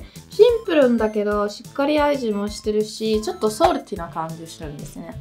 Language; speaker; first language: Japanese; non-native, fluent; Italian